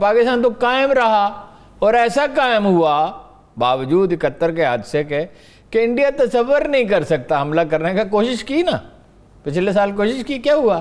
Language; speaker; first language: Urdu; native; Urdu